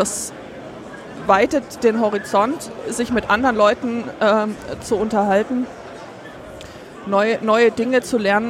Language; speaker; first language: German; native; German